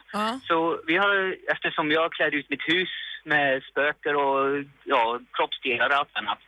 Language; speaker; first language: Swedish; non-native, fluent; English